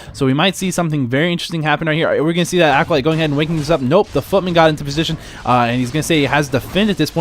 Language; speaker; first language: English; native; English